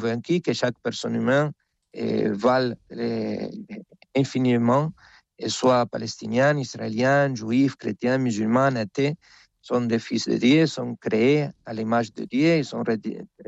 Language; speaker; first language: French; non-native, fluent; Spanish